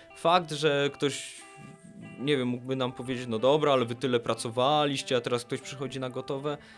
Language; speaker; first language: Polish; native; Polish